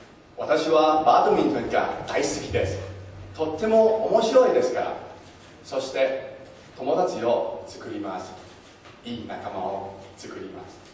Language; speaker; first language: Japanese; non-native, learner; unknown